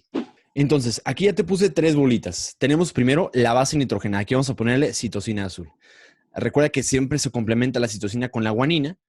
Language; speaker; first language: Spanish; native; Spanish